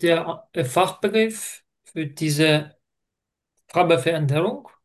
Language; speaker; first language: German; non-native, fluent; Turkish